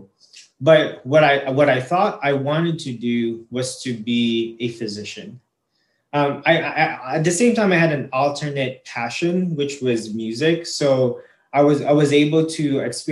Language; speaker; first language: English; non-native, local second language; Filipino